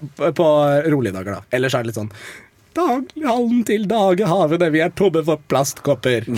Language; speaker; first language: Norwegian; early bilingual, other home language; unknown